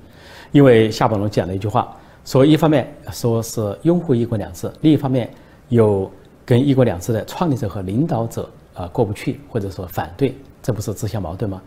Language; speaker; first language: Chinese; native; Chinese